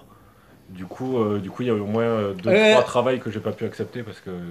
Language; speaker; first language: French; native; French